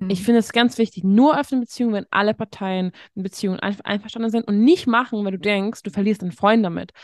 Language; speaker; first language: German; non-native, fluent; Hungarian